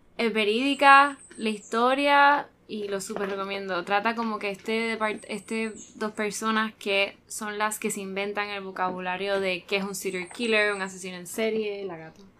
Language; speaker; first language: Spanish; native; Spanish